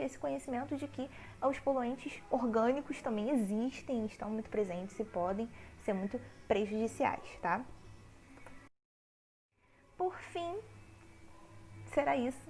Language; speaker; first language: Portuguese; native; Portuguese